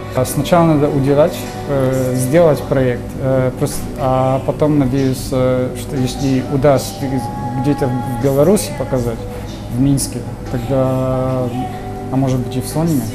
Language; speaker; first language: Russian; non-native, learner; Polish